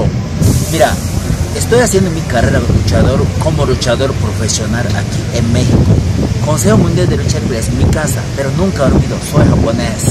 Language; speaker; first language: Spanish; non-native, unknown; Japanese